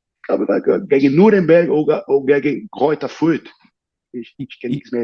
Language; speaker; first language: German; non-native, learner; Portuguese